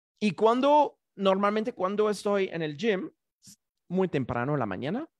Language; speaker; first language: Spanish; non-native, fluent; French